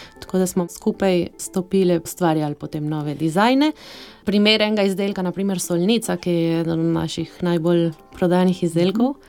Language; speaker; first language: Slovenian; early bilingual, heritage; Slovenian